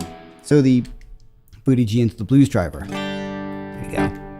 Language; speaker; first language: English; native; English